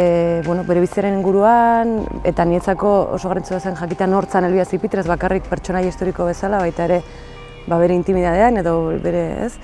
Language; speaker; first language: Basque; native; Basque